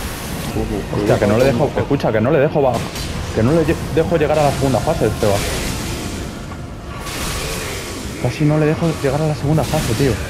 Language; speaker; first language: Spanish; native; Spanish